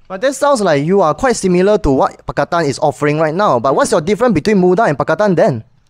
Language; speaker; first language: English; non-native, local second language; Chinese